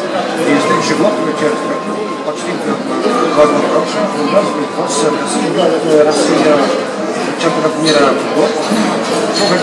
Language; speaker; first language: Russian; non-native, learner; Dutch